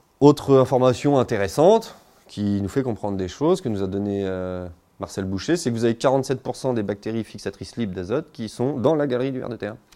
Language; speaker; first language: French; native; French